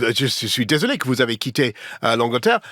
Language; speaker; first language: French; non-native, learner; English